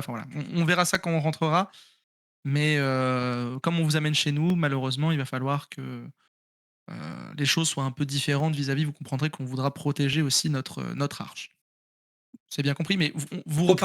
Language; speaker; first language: French; native; French